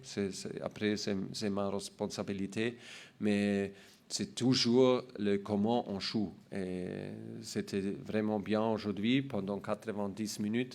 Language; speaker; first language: French; non-native, learner; German